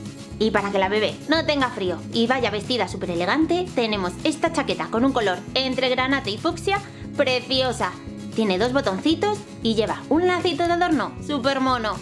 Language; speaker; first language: Spanish; native; Spanish